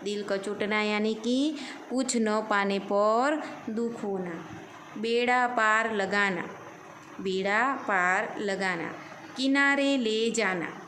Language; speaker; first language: Hindi; non-native, local second language; Gujarati